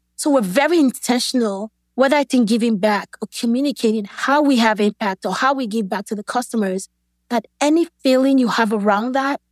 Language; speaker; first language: English; non-native, local second language; Yoruba